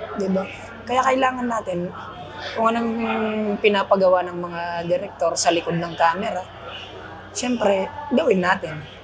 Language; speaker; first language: Filipino; non-native, local second language; Waray